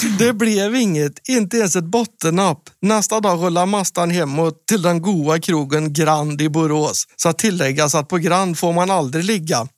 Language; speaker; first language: Swedish; native; Swedish